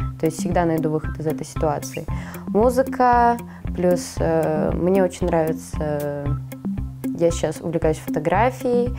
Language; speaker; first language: Russian; native; Russian